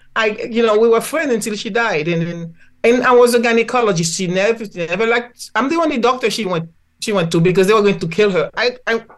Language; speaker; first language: English; non-native, fluent; Haitian Creole